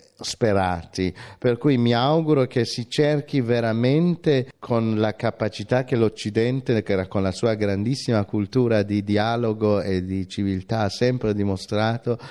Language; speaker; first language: Italian; non-native, fluent; Persian